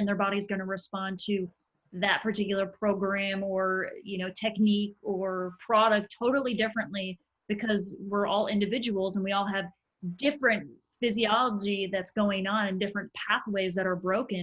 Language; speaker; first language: English; native; English